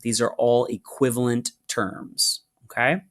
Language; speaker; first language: English; native; English